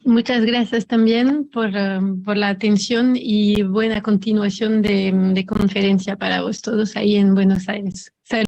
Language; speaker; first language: Spanish; non-native, fluent; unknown